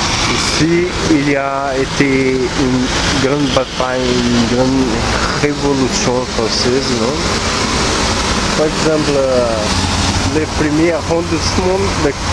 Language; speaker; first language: French; non-native, learner; Portuguese